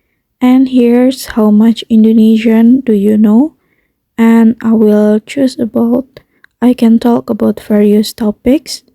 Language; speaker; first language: English; non-native, fluent; Indonesian